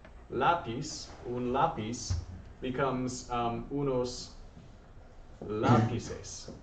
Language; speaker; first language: Spanish; non-native, fluent; English